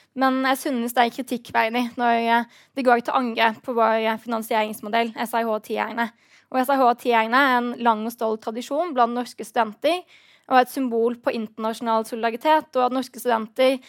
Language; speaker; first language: Norwegian; native; Norwegian